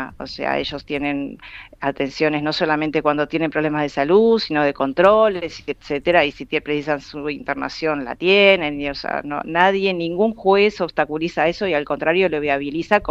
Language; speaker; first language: Spanish; native; Spanish